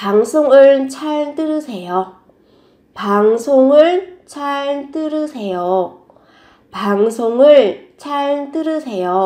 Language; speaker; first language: Korean; non-native, fluent; Vietnamese